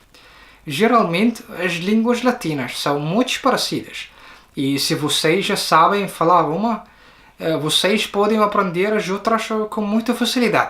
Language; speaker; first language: Portuguese; non-native, learner; Arabic